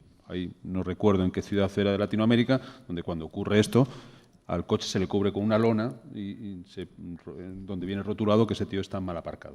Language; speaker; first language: Spanish; native; Spanish